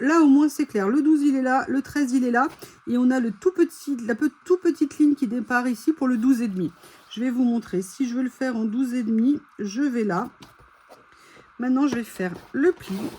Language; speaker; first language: French; native; French